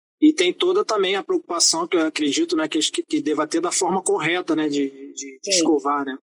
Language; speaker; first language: Portuguese; native; Portuguese